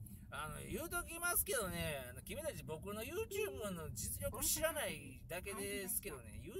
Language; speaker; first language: Japanese; native; Japanese